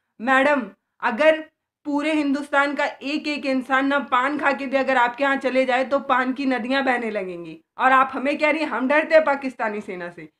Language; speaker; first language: Hindi; native; Hindi